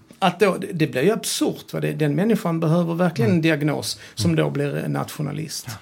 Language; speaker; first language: Swedish; early bilingual, other home language; Serbian